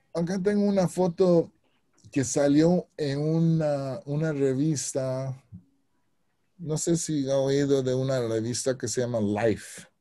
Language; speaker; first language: Spanish; early bilingual, heritage; Spanish